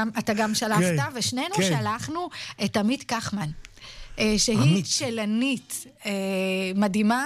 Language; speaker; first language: Hebrew; native; Hebrew